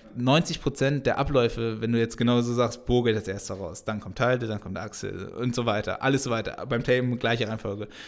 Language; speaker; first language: German; native; German